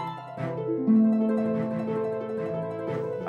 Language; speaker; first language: English; native; English